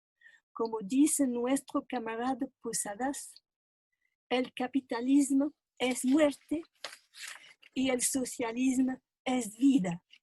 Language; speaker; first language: Spanish; non-native, fluent; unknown